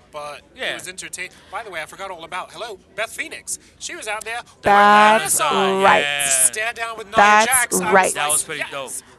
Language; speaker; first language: English; native; English